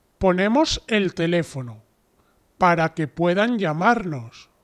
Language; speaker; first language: Spanish; native; Spanish